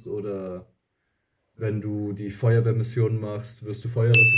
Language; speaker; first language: German; native; German